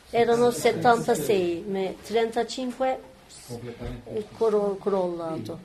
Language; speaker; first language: Italian; non-native, learner; Turkish